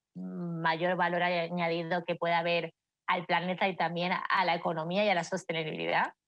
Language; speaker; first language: Spanish; native; Spanish